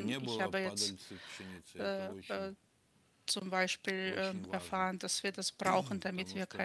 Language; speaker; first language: German; non-native, fluent; Russian